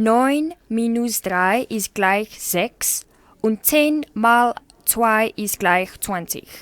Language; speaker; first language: German; non-native, learner; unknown